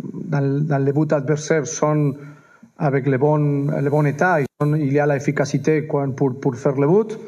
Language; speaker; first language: French; non-native, fluent; Spanish